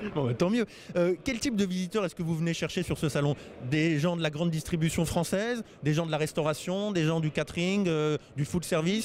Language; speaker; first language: French; native; French